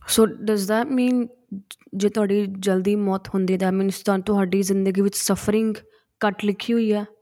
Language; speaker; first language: Punjabi; early bilingual, heritage; Punjabi